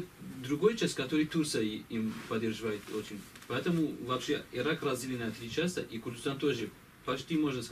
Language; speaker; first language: Russian; non-native, learner; Kurdish